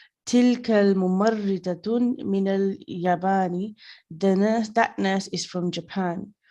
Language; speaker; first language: Arabic; non-native, learner; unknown